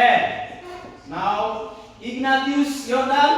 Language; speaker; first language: English; non-native, learner; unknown